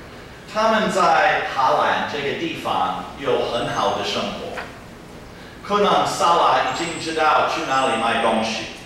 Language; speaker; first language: Chinese; non-native, fluent; English